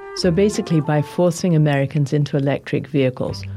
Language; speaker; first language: English; native; English